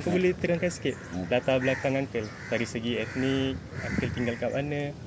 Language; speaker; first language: Malay; native; Malay